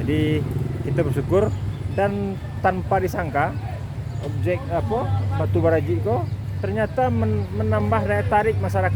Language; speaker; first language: Indonesian; non-native, local second language; Minangkabau